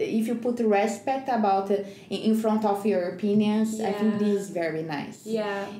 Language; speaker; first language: English; non-native, learner; Portuguese